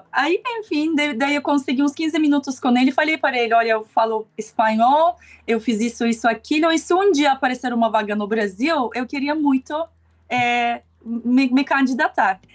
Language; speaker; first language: Portuguese; non-native, fluent; Turkish